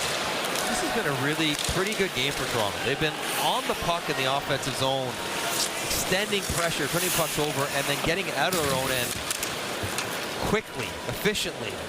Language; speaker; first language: English; native; English